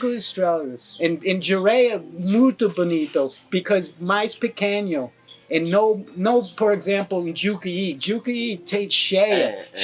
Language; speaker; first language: Portuguese; non-native, learner; English